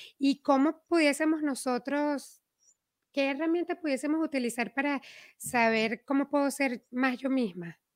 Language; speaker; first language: Spanish; native; Spanish